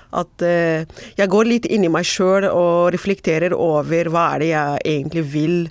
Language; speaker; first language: Norwegian; non-native, fluent; Arabic